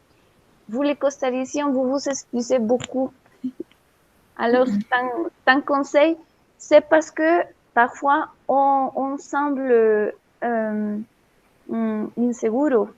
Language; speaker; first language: French; non-native, fluent; Spanish